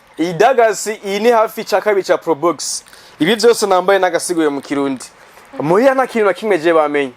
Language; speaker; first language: Rundi; native; Rundi